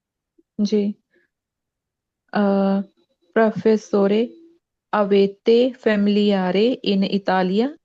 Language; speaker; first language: Italian; non-native, learner; Punjabi